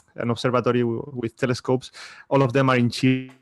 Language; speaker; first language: English; non-native, fluent; Spanish